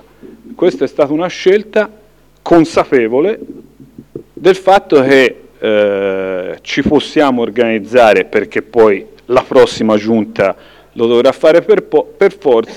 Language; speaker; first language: Italian; native; Italian